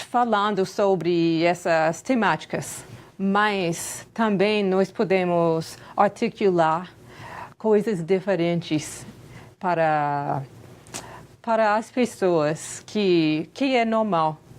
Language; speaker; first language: Portuguese; non-native, fluent; English